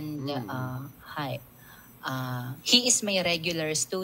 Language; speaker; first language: English; non-native, local second language; Filipino